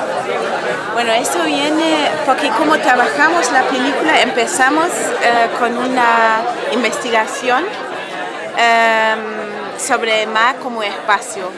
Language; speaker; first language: Spanish; non-native, fluent; German